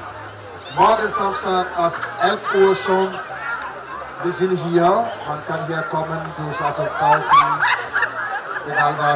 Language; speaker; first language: German; non-native, learner; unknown